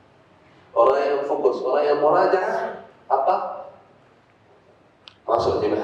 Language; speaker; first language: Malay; non-native, fluent; Arabic